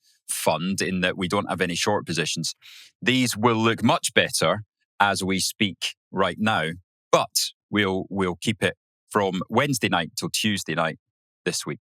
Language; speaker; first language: English; native; English